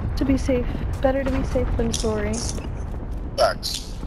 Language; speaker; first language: English; early bilingual, other home language; Turkish